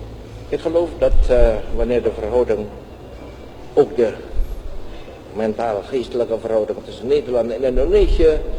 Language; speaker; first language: Dutch; non-native, local second language; Indonesian